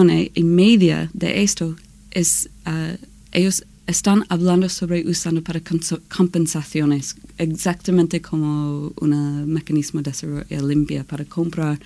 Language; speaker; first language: Spanish; non-native, learner; English